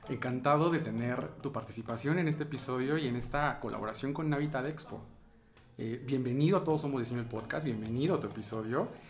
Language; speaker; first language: Spanish; native; Spanish